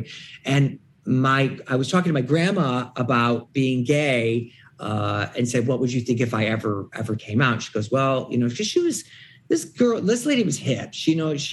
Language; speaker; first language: English; native; English